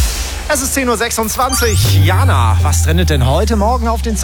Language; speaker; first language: German; native; German